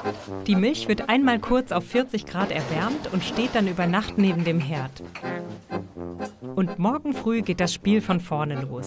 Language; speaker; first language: German; native; German